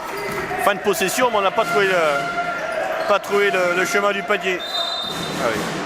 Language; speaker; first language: French; native; French